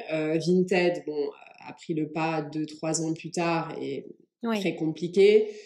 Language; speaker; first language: French; early bilingual, other home language; English